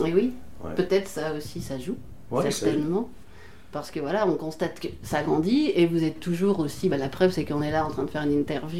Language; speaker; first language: French; native; French